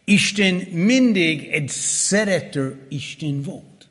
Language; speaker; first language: Hungarian; early bilingual, heritage; Hungarian